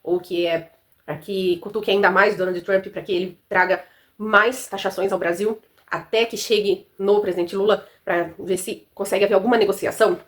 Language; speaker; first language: Portuguese; native; Portuguese